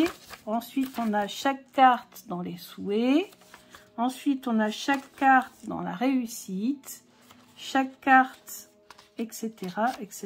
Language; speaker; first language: French; native; French